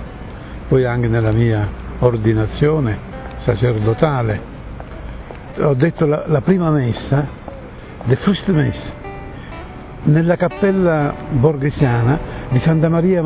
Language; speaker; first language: Italian; native; Italian